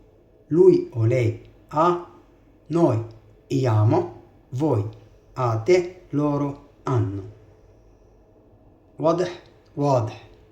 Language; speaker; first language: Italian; non-native, fluent; Arabic